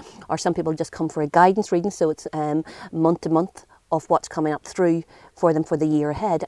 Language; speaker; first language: English; native; English